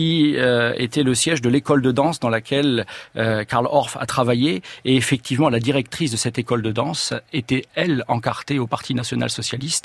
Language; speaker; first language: French; native; French